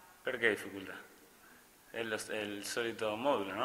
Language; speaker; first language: Italian; non-native, fluent; Spanish